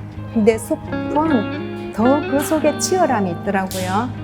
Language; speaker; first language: Korean; native; Korean